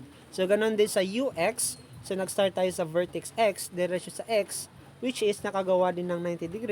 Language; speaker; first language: Filipino; native; Filipino